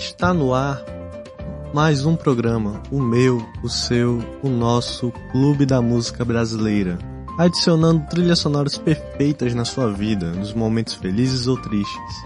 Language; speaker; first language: Portuguese; native; Portuguese